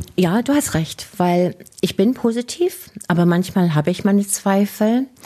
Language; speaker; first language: German; non-native, fluent; English